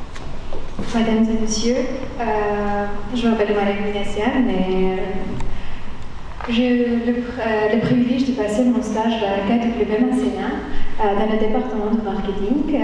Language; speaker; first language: French; non-native, fluent; Armenian